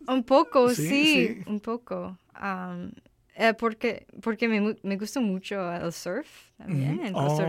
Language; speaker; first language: Spanish; non-native, learner; English